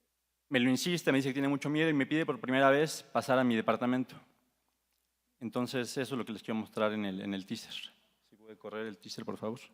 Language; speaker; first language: Spanish; native; Spanish